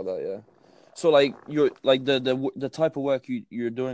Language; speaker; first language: English; native; English